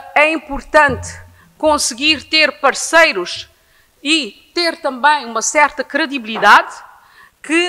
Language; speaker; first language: Portuguese; non-native, local second language; Kabuverdianu